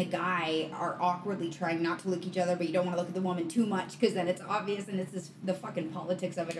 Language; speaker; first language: English; native; English